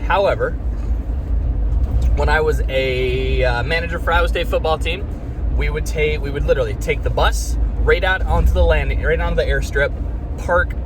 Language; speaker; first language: English; native; English